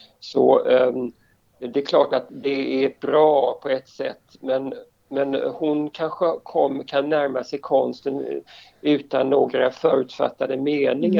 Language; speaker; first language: Swedish; non-native, fluent; Persian